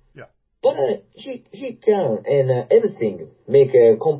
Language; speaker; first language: English; non-native, learner; Japanese